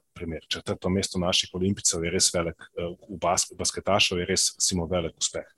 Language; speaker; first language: Slovenian; non-native, local second language; Serbian